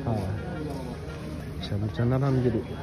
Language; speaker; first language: Japanese; native; Japanese